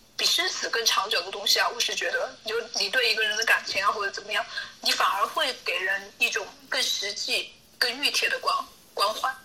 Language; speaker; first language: Chinese; native; Chinese